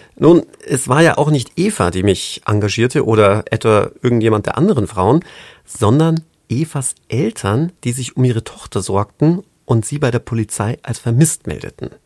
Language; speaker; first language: German; non-native, fluent; English